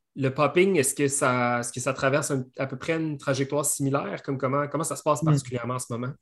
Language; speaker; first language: French; native; French